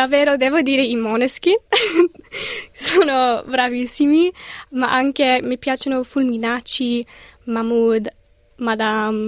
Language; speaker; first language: Italian; non-native, learner; English